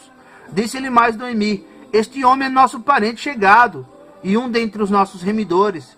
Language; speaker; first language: Portuguese; native; Portuguese